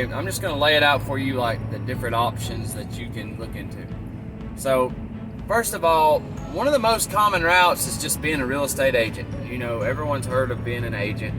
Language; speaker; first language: English; native; English